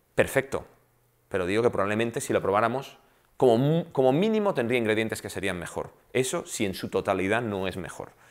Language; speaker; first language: Spanish; native; Spanish